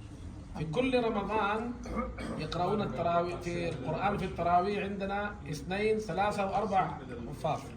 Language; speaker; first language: Arabic; non-native, fluent; Urdu